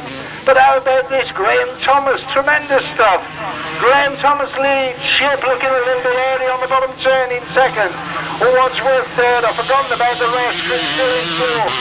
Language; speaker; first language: English; native; English